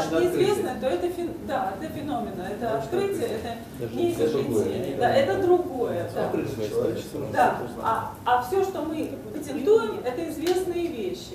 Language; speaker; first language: Russian; native; Russian